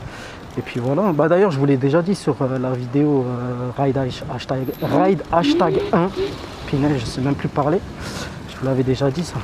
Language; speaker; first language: French; native; French